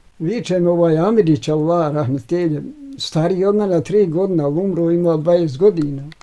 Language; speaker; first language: Bosnian; native; Bosnian